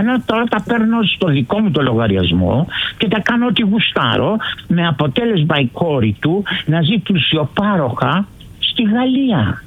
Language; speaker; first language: Greek; early bilingual, heritage; Greek